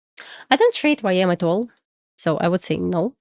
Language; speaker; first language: English; non-native, fluent; Russian